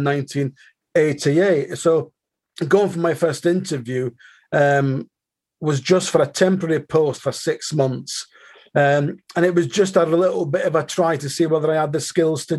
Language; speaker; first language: English; native; English